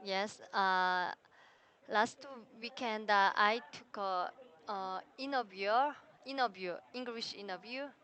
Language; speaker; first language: English; non-native, learner; Korean